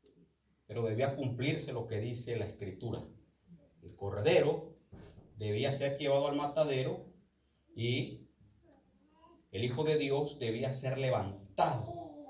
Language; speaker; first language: Spanish; native; Spanish